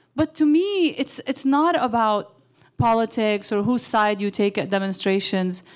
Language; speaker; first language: English; early bilingual, other home language; Arabic